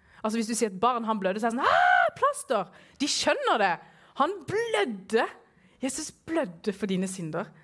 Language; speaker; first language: Norwegian; early bilingual, other home language; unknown